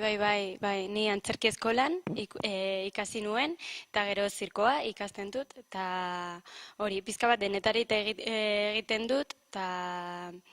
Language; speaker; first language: Basque; non-native, local second language; Spanish